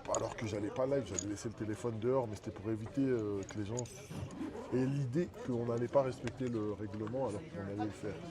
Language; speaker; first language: French; native; French